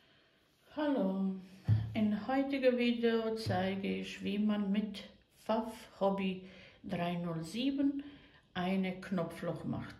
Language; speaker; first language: German; non-native, learner; Croatian